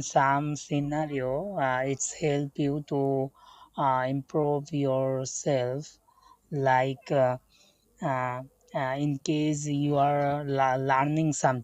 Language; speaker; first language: English; non-native, learner; Bangla